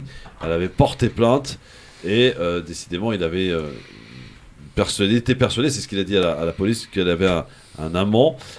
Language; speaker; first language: French; native; French